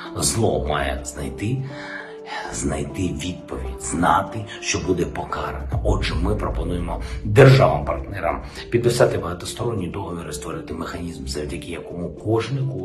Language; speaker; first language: Ukrainian; non-native, local second language; Russian